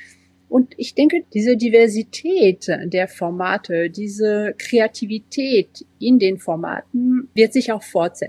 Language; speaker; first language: German; non-native, fluent; French